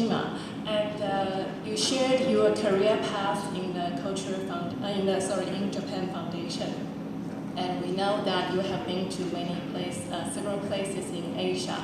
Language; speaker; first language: English; non-native, fluent; Chinese